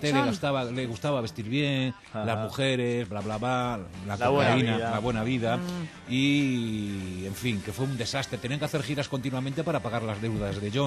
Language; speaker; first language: Spanish; native; Spanish